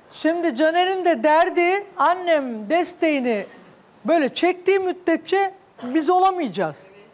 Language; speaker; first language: Turkish; native; Turkish